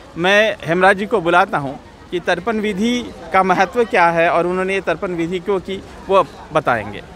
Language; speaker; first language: Hindi; non-native, local second language; Marathi